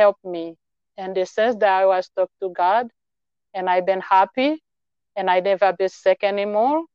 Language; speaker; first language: English; non-native, learner; Haitian Creole